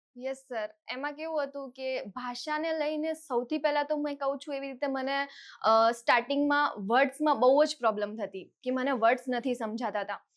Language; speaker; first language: Gujarati; non-native, local second language; Rajasthani